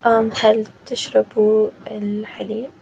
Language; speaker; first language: Arabic; non-native, learner; English